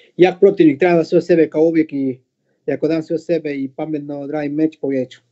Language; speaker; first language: Bosnian; non-native, fluent; Spanish